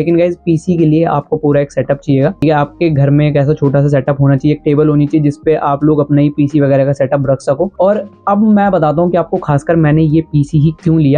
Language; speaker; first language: Hindi; native; Hindi